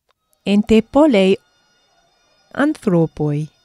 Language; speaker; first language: Greek; non-native, learner; English